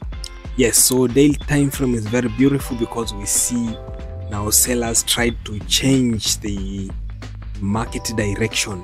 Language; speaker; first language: English; non-native, local second language; Swahili